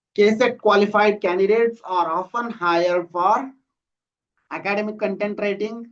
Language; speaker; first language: English; non-native, local second language; Kannada